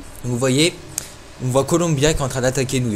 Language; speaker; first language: French; native; French